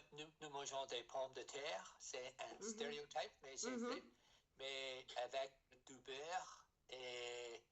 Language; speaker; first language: French; non-native, learner; English